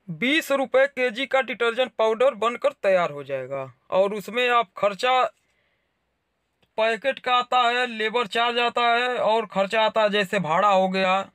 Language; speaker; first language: Hindi; native; Hindi